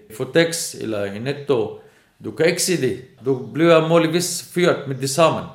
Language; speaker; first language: Danish; non-native, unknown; Arabic